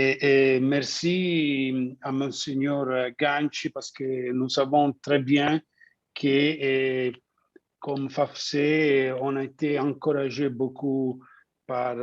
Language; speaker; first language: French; non-native, fluent; Italian